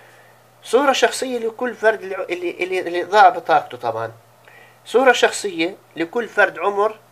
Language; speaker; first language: Arabic; native; Arabic